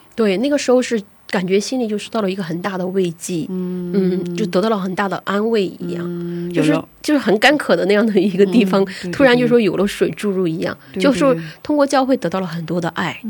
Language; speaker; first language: Chinese; native; Chinese